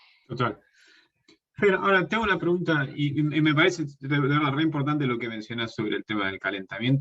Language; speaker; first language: Spanish; native; Spanish